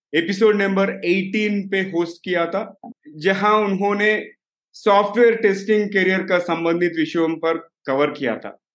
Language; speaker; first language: Hindi; non-native, local second language; Telugu